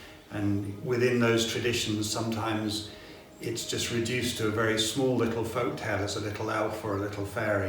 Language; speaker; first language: English; native; English